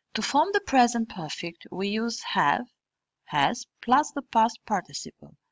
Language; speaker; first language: English; non-native, fluent; Albanian